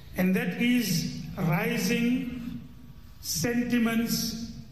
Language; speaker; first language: English; early bilingual, other home language; Urdu